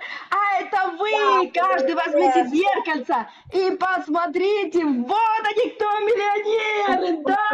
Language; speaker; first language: Russian; native; Russian